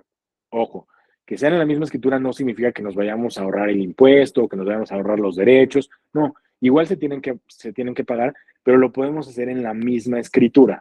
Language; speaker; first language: Spanish; native; Spanish